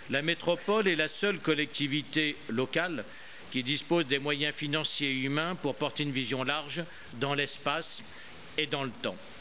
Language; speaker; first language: French; native; French